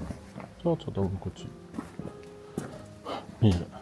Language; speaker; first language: Japanese; non-native, learner; French